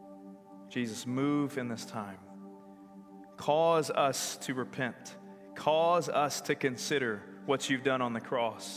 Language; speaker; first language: English; native; English